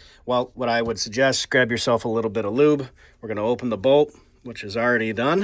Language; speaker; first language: English; native; English